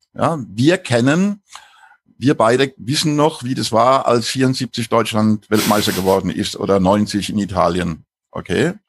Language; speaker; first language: German; native; German